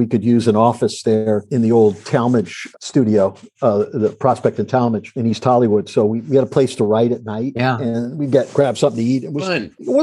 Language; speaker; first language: English; native; English